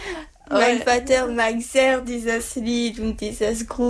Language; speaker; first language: German; non-native, learner; French